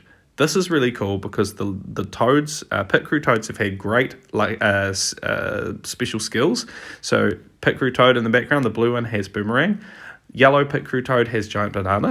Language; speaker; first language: English; native; English